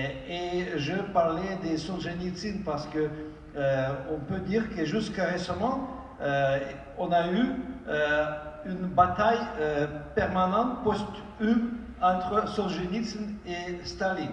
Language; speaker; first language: French; non-native, fluent; Ukrainian